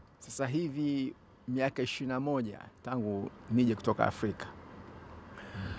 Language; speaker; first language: Swahili; native; Swahili